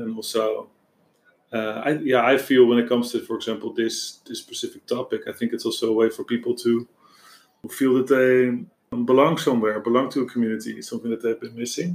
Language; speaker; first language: English; non-native, fluent; Dutch